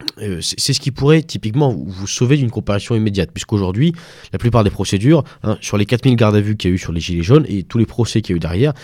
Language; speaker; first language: French; native; French